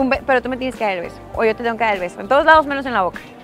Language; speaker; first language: Spanish; native; Spanish